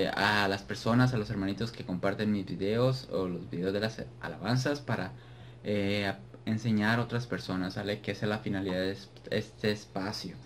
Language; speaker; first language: Spanish; native; Spanish